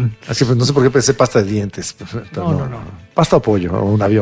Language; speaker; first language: Spanish; native; Spanish